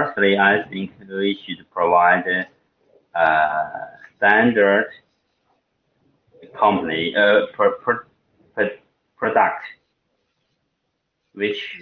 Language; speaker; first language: English; non-native, learner; Chinese